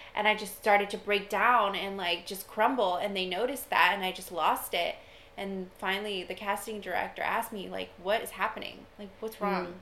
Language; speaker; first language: English; native; English